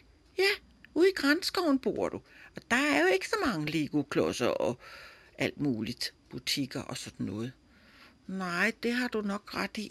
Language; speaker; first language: Danish; native; Danish